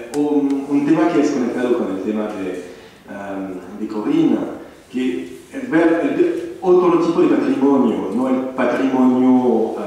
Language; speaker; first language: Spanish; non-native, learner; French